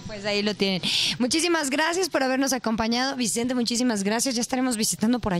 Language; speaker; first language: Spanish; native; Spanish